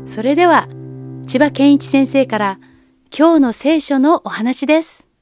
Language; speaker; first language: Japanese; native; Japanese